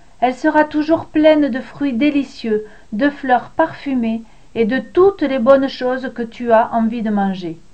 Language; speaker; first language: French; native; French